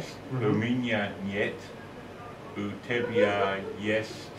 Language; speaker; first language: Russian; non-native, learner; English